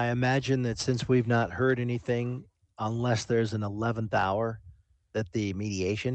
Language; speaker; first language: English; native; English